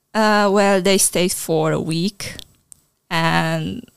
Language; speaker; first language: English; non-native, fluent; Hungarian